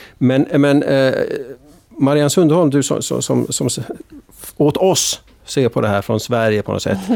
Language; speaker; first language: Swedish; native; Swedish